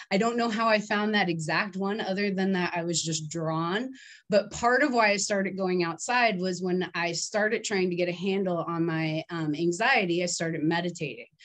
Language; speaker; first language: English; native; English